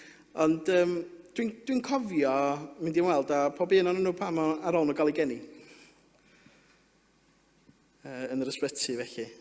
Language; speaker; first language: Welsh; native; Welsh